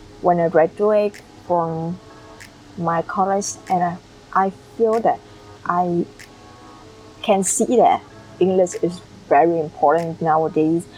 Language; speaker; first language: English; non-native, learner; Vietnamese